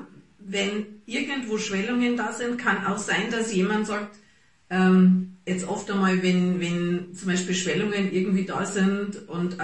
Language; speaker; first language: German; native; German